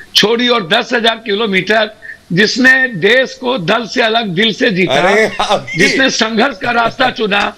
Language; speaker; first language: Hindi; native; Hindi